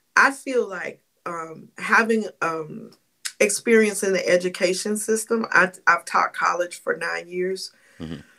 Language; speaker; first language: English; native; English